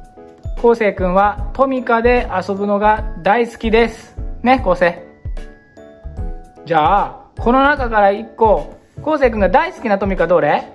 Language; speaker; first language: Japanese; native; Japanese